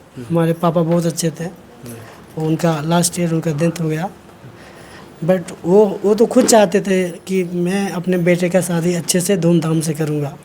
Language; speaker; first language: Hindi; native; Hindi